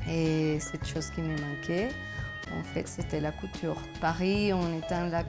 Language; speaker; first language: French; non-native, fluent; Spanish